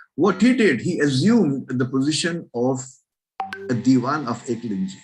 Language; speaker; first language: English; non-native, local second language; Marathi